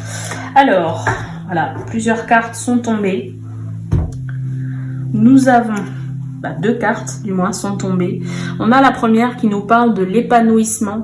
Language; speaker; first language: French; native; French